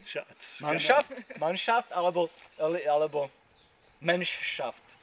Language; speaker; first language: German; non-native, learner; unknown